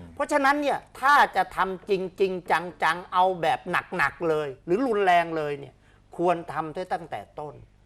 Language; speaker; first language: Thai; native; Thai